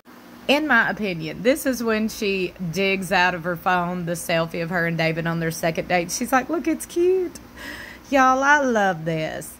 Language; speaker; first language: English; native; English